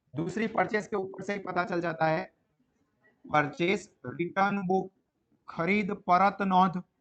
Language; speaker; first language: Hindi; non-native, local second language; Gujarati